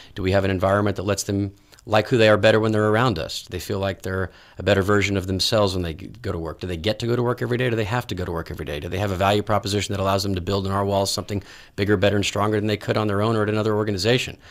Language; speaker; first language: English; native; English